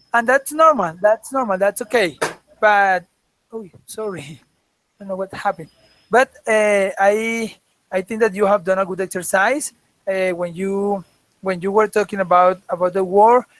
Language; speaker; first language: English; non-native, fluent; Spanish